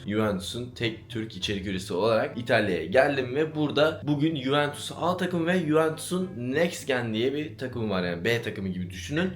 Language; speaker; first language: Turkish; native; Turkish